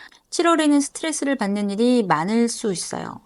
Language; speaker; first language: Korean; native; Korean